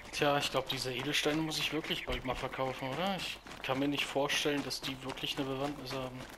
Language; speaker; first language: German; native; German